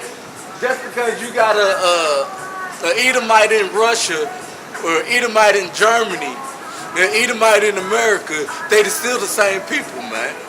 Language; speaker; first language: English; native; English